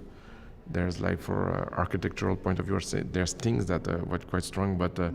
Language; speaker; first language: English; non-native, local second language; French